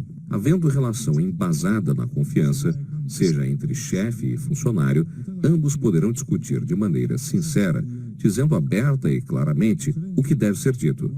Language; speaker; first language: Portuguese; native; Portuguese